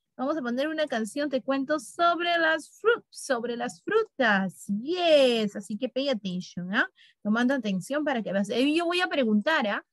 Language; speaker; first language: Spanish; native; Spanish